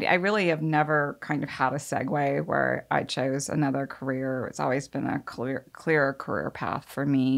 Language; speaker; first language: English; native; English